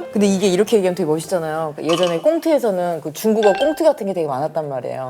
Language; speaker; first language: Korean; native; Korean